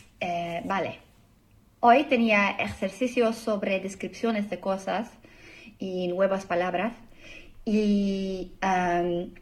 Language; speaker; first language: Spanish; non-native, learner; English